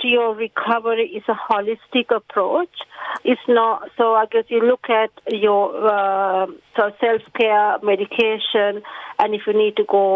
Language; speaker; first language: English; non-native, local second language; Sinhala